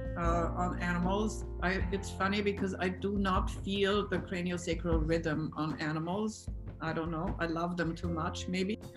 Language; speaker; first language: English; non-native, fluent; German